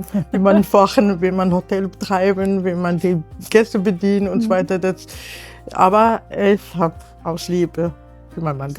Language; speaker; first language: German; non-native, learner; Arabic